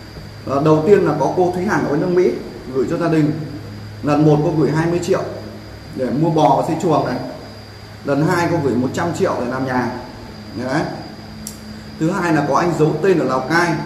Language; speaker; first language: Vietnamese; native; Vietnamese